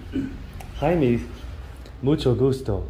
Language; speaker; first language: Spanish; non-native, learner; English